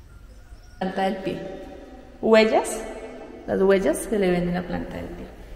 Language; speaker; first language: Spanish; native; Spanish